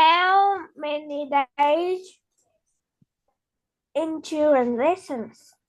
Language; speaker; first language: English; non-native, learner; Vietnamese